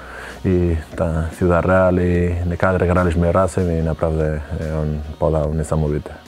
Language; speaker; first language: Polish; non-native, learner; Spanish